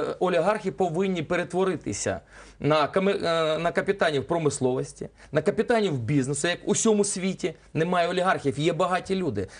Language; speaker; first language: Ukrainian; non-native, local second language; Russian